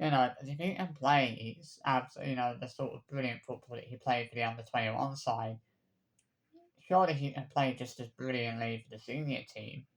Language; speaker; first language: English; native; English